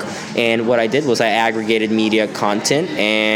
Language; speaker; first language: English; non-native, fluent; Swedish